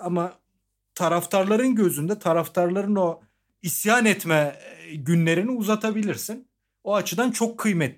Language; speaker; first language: Turkish; native; Turkish